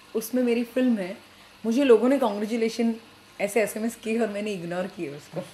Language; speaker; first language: Hindi; non-native, local second language; Marathi